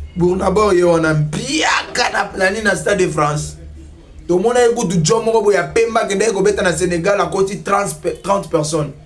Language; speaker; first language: Lingala; native; Lingala